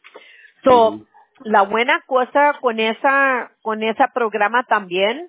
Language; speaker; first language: Spanish; early bilingual, heritage; Spanish